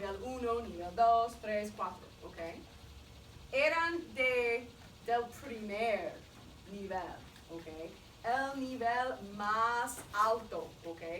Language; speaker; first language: Spanish; non-native, fluent; English